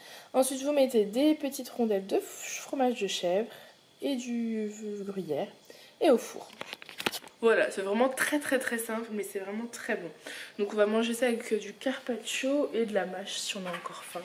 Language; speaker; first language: French; native; French